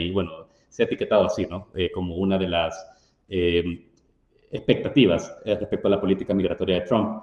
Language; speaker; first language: Spanish; native; Spanish